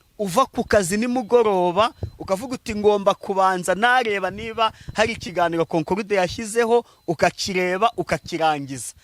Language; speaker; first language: Kinyarwanda; native; Kinyarwanda